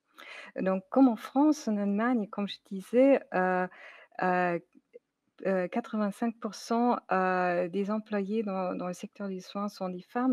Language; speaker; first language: French; non-native, fluent; German